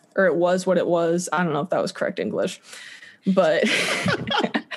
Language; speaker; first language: English; native; English